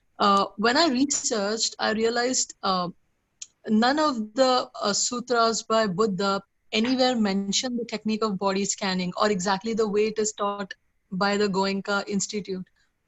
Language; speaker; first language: English; non-native, local second language; Hindi